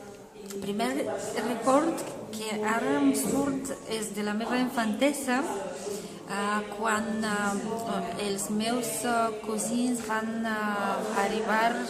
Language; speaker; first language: Catalan; non-native, local second language; Spanish